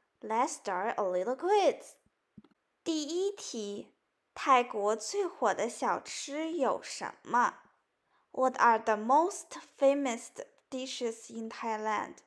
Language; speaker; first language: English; non-native, fluent; Chinese